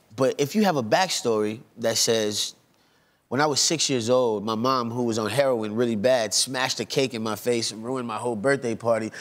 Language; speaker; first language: English; native; English